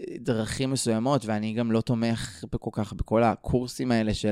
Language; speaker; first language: Hebrew; native; Hebrew